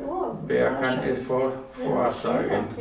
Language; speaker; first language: German; non-native, learner; Spanish